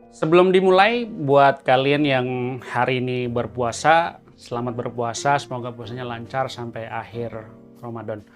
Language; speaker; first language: Indonesian; native; Indonesian